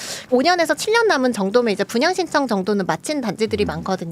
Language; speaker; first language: Korean; native; Korean